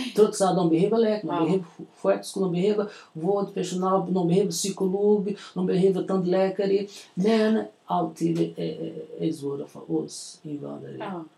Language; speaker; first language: Swedish; non-native, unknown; Portuguese